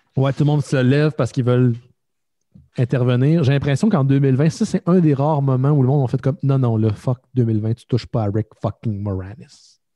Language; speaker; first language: French; native; French